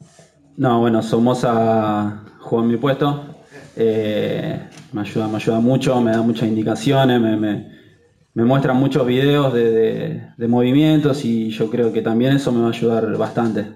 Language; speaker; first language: Spanish; native; Spanish